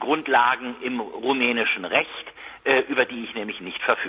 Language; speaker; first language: German; native; German